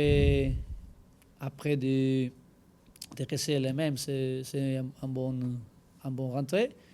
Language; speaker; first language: French; non-native, learner; Spanish